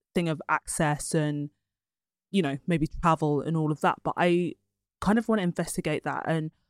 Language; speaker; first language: English; early bilingual, other home language; Yoruba